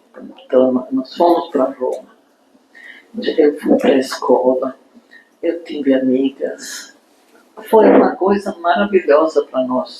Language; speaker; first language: Portuguese; non-native, fluent; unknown